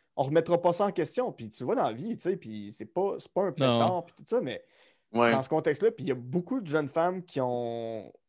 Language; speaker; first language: French; native; French